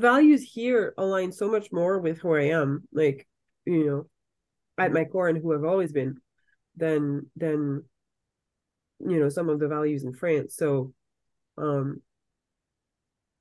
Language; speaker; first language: English; non-native, fluent; French